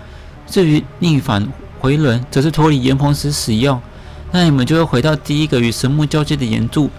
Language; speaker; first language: Chinese; native; Chinese